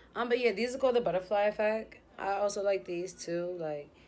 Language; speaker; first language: English; native; English